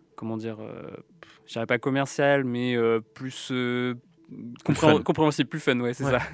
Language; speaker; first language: French; native; French